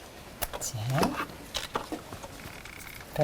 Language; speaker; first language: French; native; French